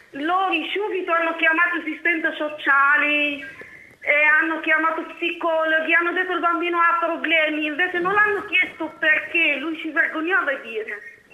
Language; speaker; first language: Italian; non-native, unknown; Arabic